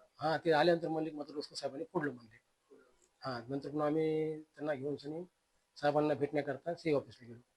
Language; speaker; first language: Marathi; native; Marathi